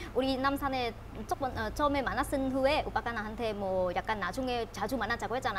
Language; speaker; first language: Korean; non-native, learner; Vietnamese